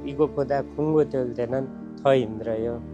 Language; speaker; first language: Korean; non-native, learner; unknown